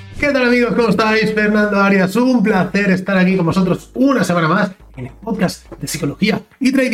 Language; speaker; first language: Spanish; native; Spanish